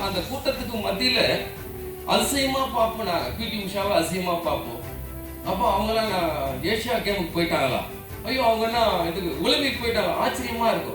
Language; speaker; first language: Tamil; native; Tamil